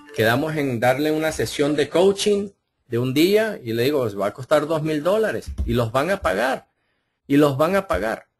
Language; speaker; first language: Spanish; early bilingual, heritage; Spanish